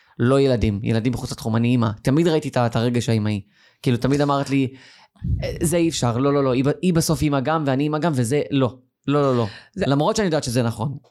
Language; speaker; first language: Hebrew; native; Hebrew